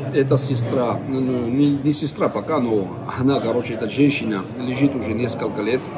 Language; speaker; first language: Russian; non-native, local second language; Georgian